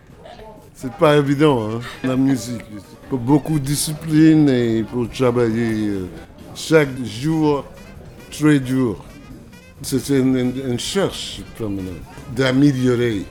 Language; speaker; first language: French; non-native, fluent; English